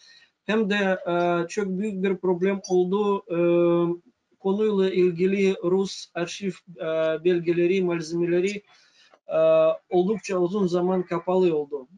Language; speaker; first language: Turkish; non-native, fluent; Russian